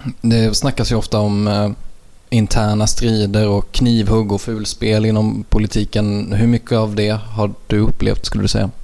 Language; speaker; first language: Swedish; native; Swedish